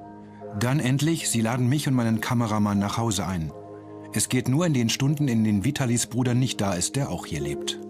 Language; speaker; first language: German; native; German